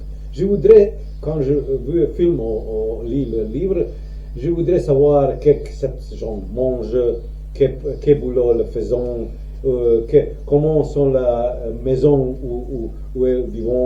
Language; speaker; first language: French; non-native, learner; Croatian